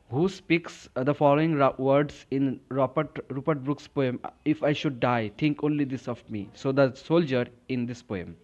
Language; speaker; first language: English; non-native, local second language; Bangla